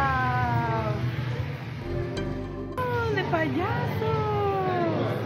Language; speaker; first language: Spanish; native; Spanish